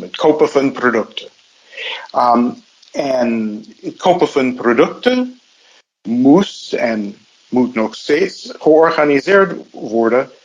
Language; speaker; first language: Dutch; non-native, fluent; English